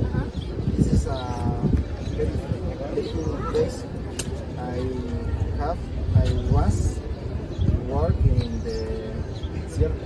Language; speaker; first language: English; non-native, learner; Spanish